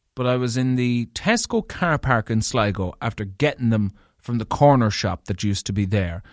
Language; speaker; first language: English; native; English